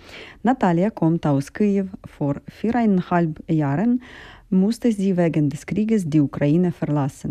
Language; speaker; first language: German; non-native, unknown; Ukrainian